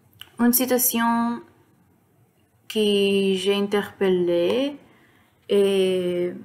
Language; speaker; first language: French; non-native, learner; Spanish